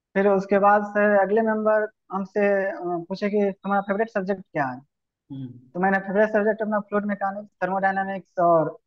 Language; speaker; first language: Hindi; native; Hindi